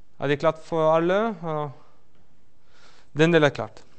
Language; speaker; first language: Swedish; non-native, fluent; French